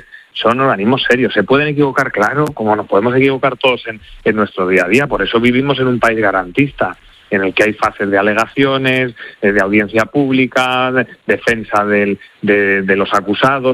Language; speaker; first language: Spanish; native; Spanish